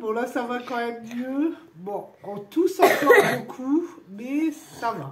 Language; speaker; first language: French; native; French